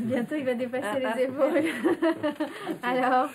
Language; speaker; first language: French; native; French